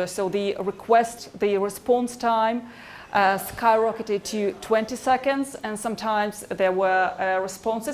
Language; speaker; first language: English; non-native, fluent; Hebrew